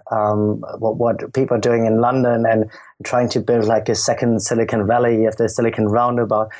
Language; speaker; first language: English; non-native, fluent; German